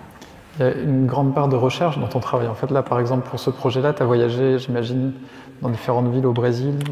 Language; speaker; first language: French; native; French